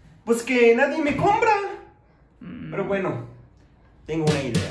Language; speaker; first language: Spanish; non-native, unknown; Arabic